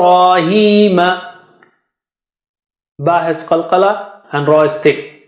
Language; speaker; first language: English; non-native, fluent; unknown